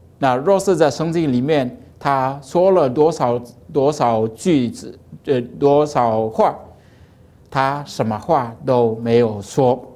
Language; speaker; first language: Chinese; non-native, fluent; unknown